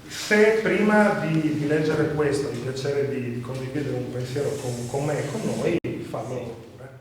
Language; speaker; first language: Italian; native; Italian